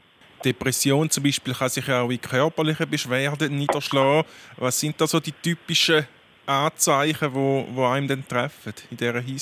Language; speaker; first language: German; native; German